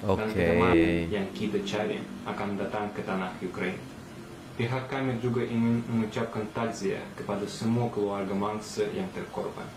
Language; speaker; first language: Malay; non-native, fluent; Russian